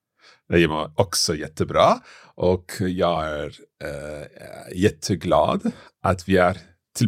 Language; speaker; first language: Swedish; non-native, learner; English